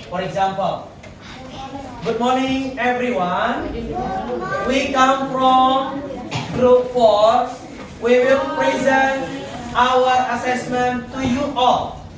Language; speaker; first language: English; non-native, learner; Indonesian